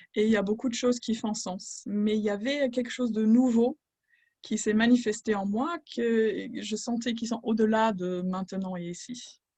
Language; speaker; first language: French; non-native, fluent; German